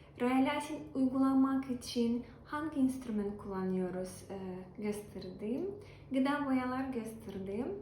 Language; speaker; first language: Turkish; non-native, learner; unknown